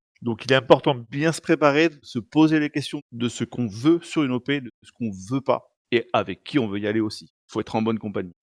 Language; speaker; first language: French; native; French